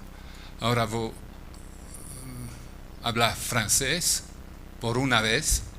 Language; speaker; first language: Spanish; non-native, fluent; French